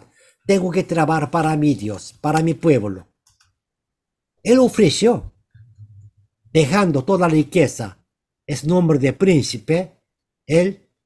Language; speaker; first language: Spanish; non-native, learner; Korean